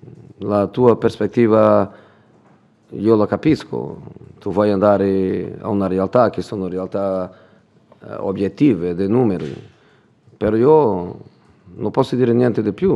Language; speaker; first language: Italian; non-native, fluent; Portuguese